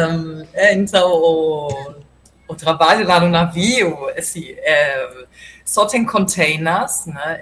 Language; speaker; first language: Portuguese; non-native, fluent; German